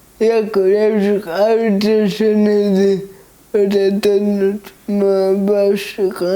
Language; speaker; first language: Turkish; early bilingual, heritage; Turkish